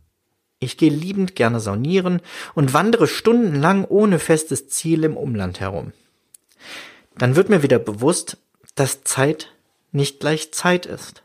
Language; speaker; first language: German; native; German